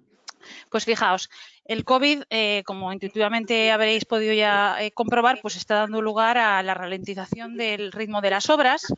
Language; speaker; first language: Spanish; native; Spanish